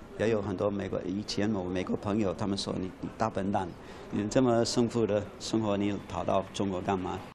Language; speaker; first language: Chinese; non-native, fluent; English